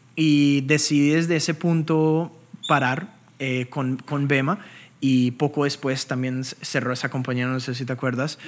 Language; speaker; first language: Spanish; early bilingual, heritage; Spanish